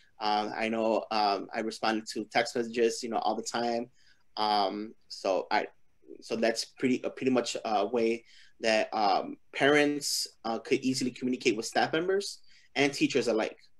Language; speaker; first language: English; early bilingual, other home language; Spanish